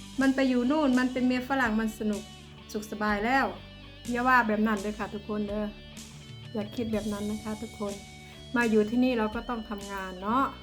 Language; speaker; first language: Thai; non-native, local second language; Northeastern Thai